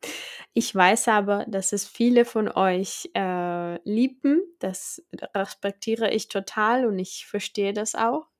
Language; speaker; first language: German; non-native, fluent; Czech